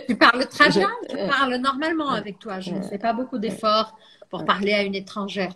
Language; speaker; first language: French; non-native, fluent; Portuguese